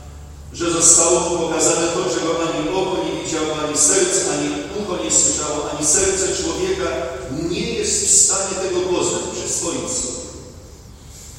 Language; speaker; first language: Polish; native; Polish